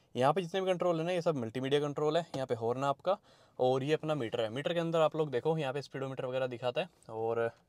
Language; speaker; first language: Hindi; native; Hindi